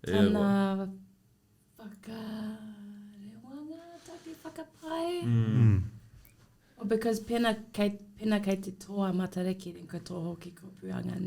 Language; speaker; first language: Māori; non-native, learner; English